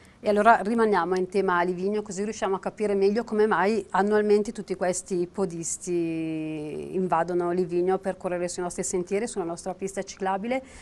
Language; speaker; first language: Italian; native; Italian